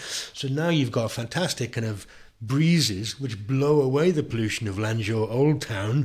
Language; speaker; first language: English; native; English